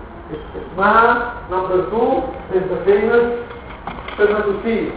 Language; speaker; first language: Arabic; native; Arabic